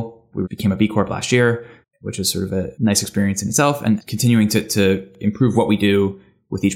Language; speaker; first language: English; native; English